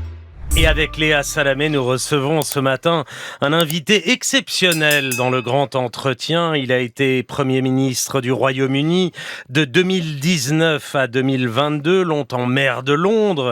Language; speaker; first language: French; native; French